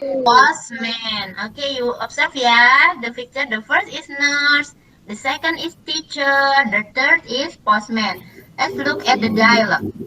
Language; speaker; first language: English; non-native, learner; Indonesian